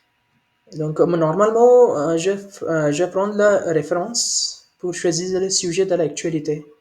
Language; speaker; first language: French; non-native, learner; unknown